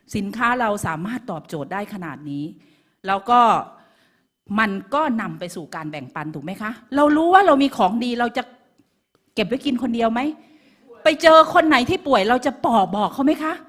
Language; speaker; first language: Thai; native; Thai